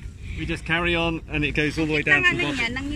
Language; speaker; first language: English; native; English